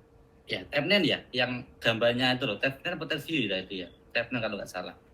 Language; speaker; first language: Indonesian; native; Indonesian